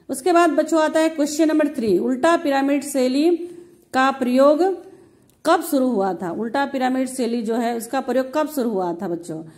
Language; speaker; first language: Hindi; native; Hindi